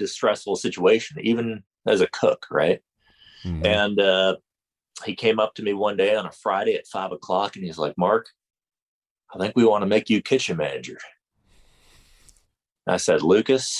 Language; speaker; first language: English; native; English